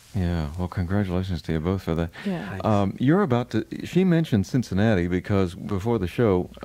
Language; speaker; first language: English; native; English